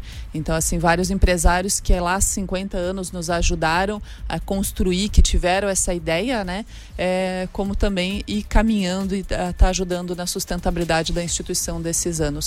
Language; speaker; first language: Portuguese; native; Portuguese